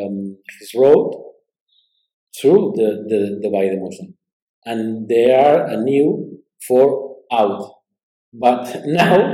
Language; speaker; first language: English; non-native, learner; Spanish